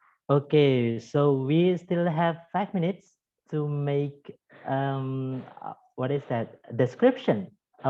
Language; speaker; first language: English; non-native, fluent; Indonesian